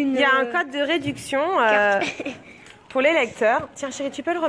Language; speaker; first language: French; native; French